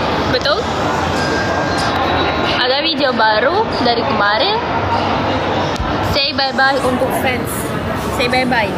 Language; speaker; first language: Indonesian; non-native, learner; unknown